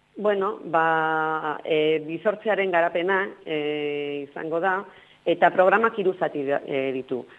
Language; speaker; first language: Basque; non-native, local second language; Spanish